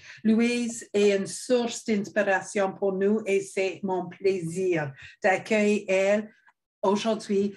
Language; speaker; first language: French; non-native, fluent; English